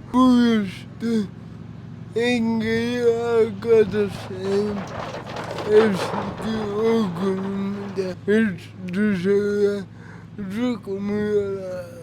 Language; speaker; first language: Turkish; early bilingual, heritage; Turkish